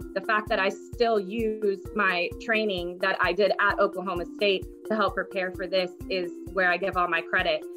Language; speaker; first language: English; native; English